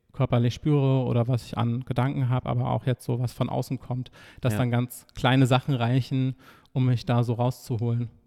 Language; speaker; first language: German; native; German